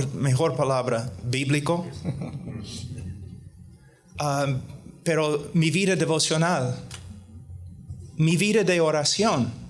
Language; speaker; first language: Spanish; non-native, fluent; English